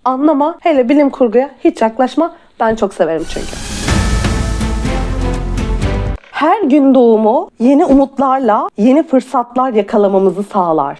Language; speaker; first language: Turkish; native; Turkish